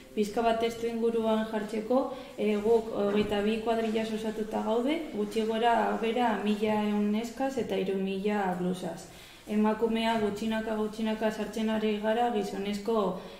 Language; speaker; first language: Basque; non-native, local second language; Spanish